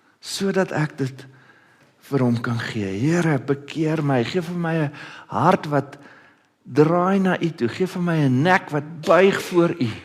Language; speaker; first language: Afrikaans; early bilingual, other home language; Dutch